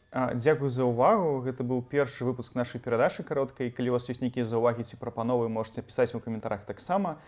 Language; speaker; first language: Belarusian; native; Belarusian